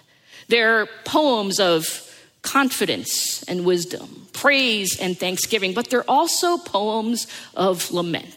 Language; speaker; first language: English; native; English